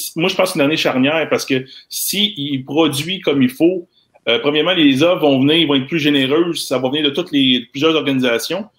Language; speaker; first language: French; native; French